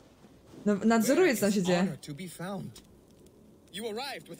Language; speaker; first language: Polish; native; Polish